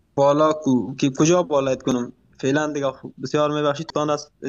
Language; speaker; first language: Persian; non-native, local second language; Pashto